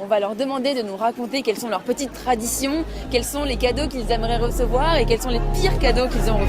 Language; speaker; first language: French; native; French